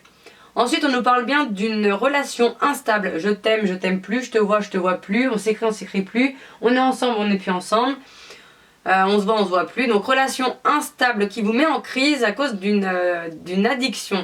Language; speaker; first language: French; native; French